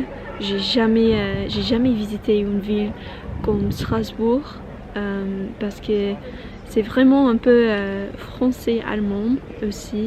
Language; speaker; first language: French; non-native, learner; English